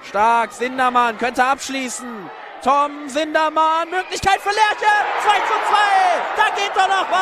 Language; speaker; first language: German; native; German